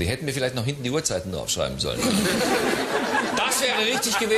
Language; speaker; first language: German; native; German